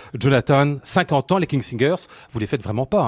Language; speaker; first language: French; native; French